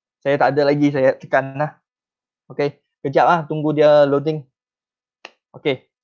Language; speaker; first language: Malay; non-native, local second language; Chinese